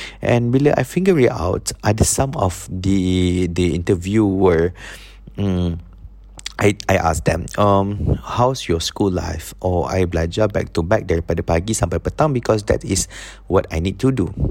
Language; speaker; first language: English; non-native, local second language; Malay